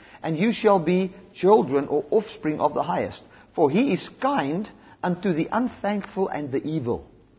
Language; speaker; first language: English; non-native, local second language; Afrikaans